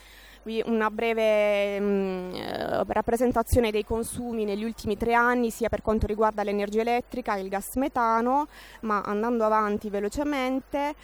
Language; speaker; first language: Italian; native; Italian